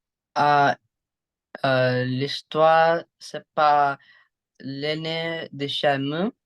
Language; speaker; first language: French; non-native, learner; English